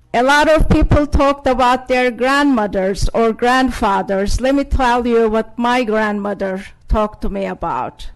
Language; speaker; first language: English; non-native, fluent; Turkish